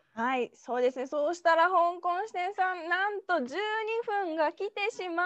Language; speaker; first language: Japanese; native; Japanese